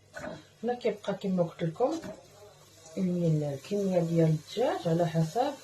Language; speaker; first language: Arabic; native; Arabic